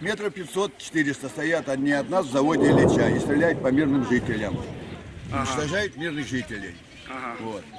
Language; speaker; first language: Russian; native; Russian